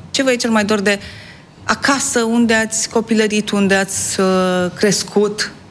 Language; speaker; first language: Romanian; native; Romanian